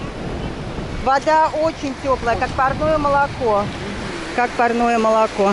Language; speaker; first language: Russian; native; Russian